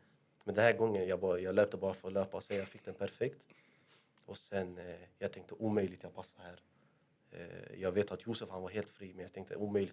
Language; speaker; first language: Swedish; early bilingual, other home language; Arabic